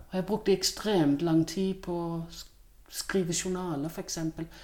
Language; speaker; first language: Norwegian; non-native, fluent; Danish